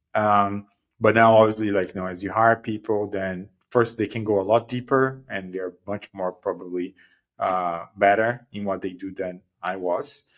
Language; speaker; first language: English; non-native, fluent; Portuguese